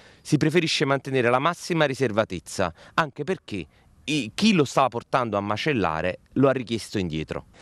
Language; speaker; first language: Italian; native; Italian